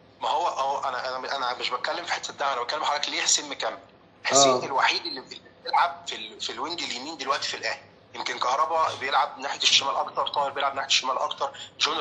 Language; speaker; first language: Arabic; native; Arabic